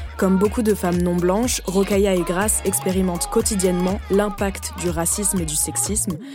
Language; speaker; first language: French; early bilingual, other home language; Romanian